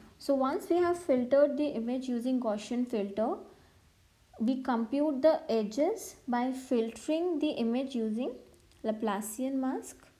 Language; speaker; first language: English; non-native, local second language; Hindi